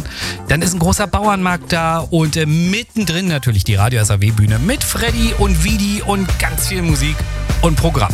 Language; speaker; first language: German; native; German